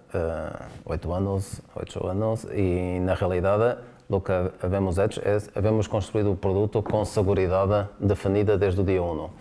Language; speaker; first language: Spanish; non-native, learner; Portuguese